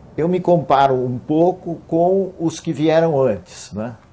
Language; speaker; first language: Portuguese; native; Portuguese